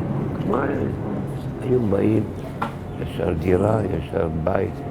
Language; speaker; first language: Hebrew; early bilingual, other home language; Arabic